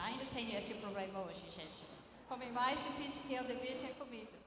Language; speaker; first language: Portuguese; non-native, fluent; English